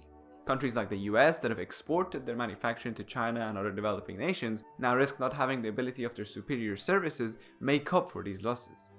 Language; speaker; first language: English; non-native, fluent; Persian